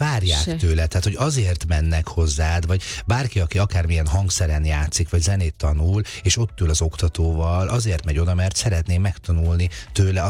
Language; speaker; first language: Hungarian; native; Hungarian